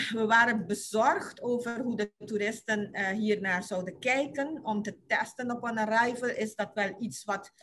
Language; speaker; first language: Dutch; non-native, local second language; Papiamento